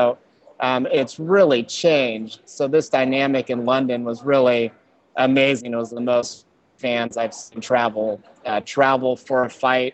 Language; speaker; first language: English; native; English